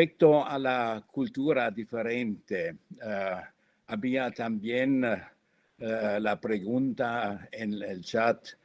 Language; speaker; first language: Spanish; non-native, fluent; German